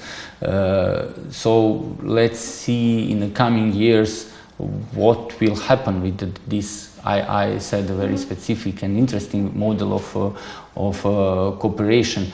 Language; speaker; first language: English; non-native, fluent; Serbian